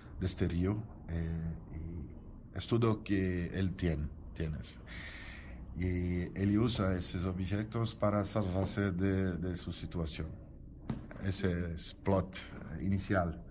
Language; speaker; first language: Spanish; non-native, learner; Portuguese